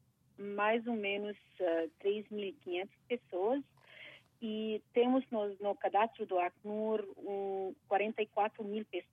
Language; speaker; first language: Portuguese; non-native, fluent; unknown